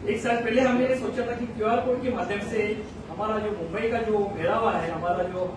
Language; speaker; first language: Hindi; non-native, local second language; Marathi